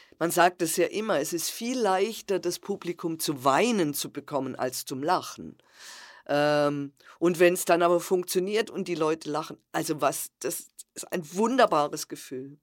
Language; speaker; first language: German; native; German